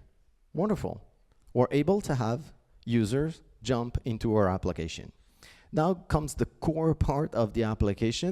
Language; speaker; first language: English; non-native, fluent; French